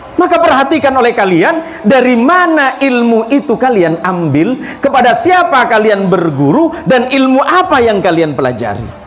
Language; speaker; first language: Indonesian; non-native, local second language; Madurese